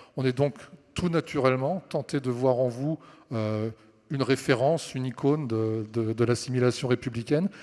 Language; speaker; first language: French; native; French